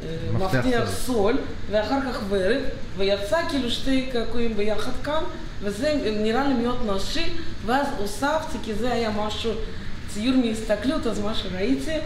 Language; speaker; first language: Hebrew; non-native, fluent; Russian